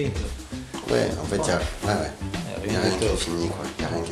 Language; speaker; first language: French; native; French